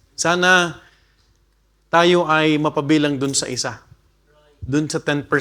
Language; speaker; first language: Filipino; non-native, local second language; Bikol